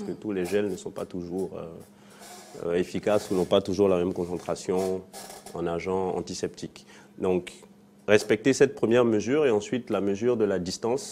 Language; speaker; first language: French; non-native, local second language; Fon